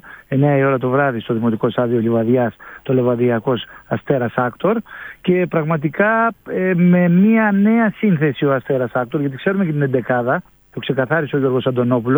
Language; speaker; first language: Greek; native; Greek